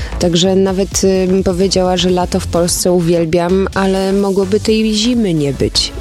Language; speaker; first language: Polish; early bilingual, heritage; Polish